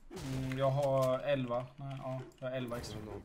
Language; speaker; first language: Swedish; native; Swedish